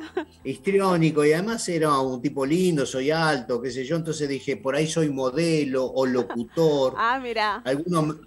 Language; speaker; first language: Spanish; native; Spanish